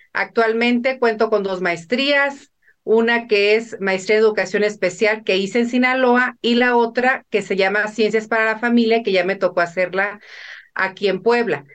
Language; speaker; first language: Spanish; native; Spanish